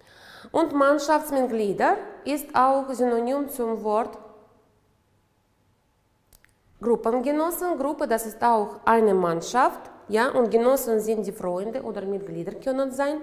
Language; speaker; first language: German; non-native, fluent; Uzbek